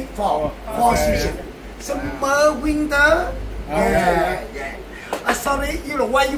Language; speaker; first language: English; non-native, learner; Vietnamese